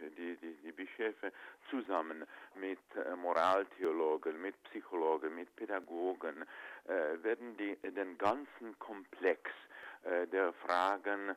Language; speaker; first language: German; non-native, fluent; Czech